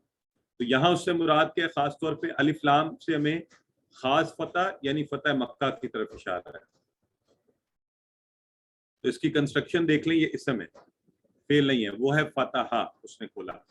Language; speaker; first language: Hindi; non-native, local second language; Urdu